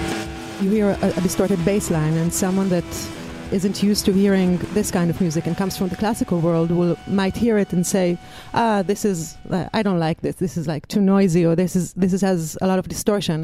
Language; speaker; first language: English; non-native, fluent; Hebrew